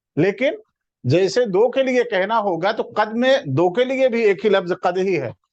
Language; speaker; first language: Urdu; native; Urdu